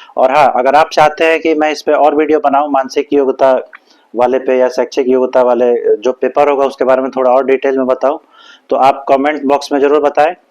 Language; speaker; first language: Hindi; native; Hindi